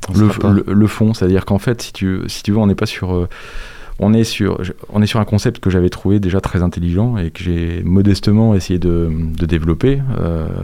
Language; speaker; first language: French; native; French